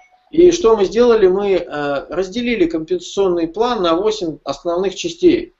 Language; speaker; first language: Russian; native; Russian